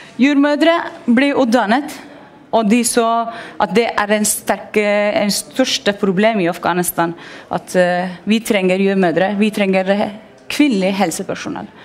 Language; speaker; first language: Norwegian; non-native, fluent; Persian